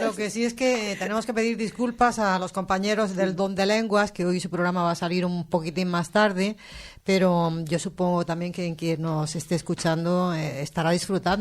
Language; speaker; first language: Spanish; native; Spanish